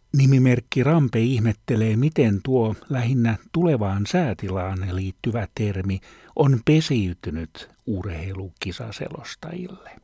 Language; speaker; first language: Finnish; native; Finnish